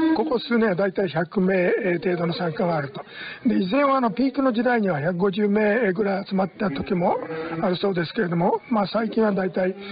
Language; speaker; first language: Japanese; native; Japanese